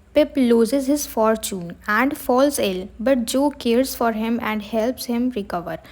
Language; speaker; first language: English; non-native, local second language; Hindi